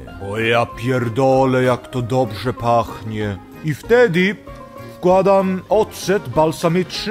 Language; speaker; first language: Polish; early bilingual, heritage; Polish